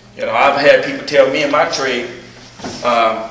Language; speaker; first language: English; native; English